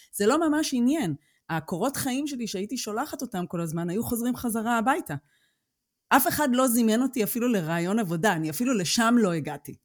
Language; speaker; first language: Hebrew; native; Hebrew